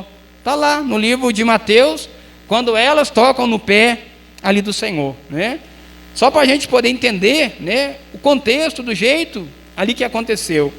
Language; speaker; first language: Portuguese; native; Portuguese